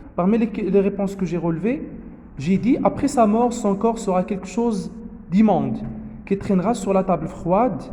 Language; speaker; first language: French; non-native, local second language; Arabic